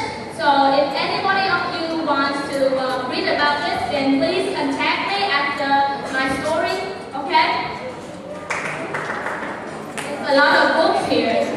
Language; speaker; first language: English; non-native, learner; Vietnamese